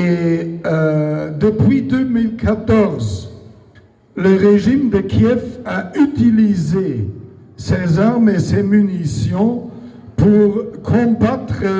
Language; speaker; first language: French; non-native, local second language; Luxembourgish